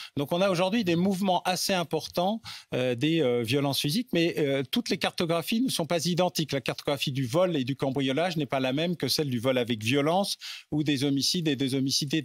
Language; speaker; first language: French; native; French